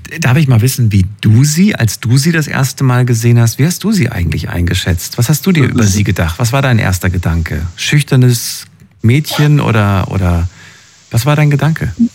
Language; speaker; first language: German; native; German